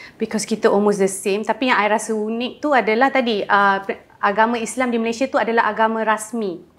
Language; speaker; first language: Malay; native; Malay